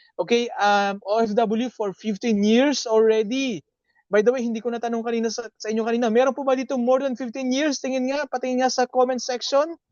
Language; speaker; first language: Filipino; native; Filipino